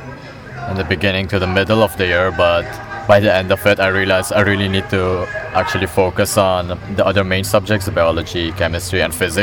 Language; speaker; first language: English; non-native, fluent; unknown